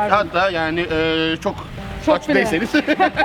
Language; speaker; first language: Turkish; native; Turkish